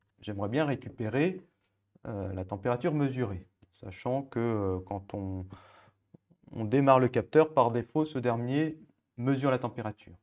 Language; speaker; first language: French; native; French